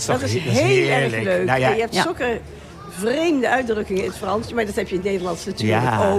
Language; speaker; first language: Dutch; native; Dutch